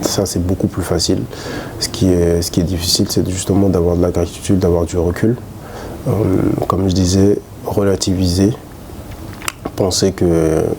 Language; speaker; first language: French; early bilingual, other home language; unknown